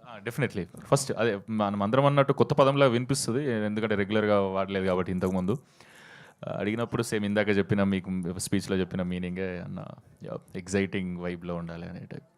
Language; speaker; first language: Telugu; native; Telugu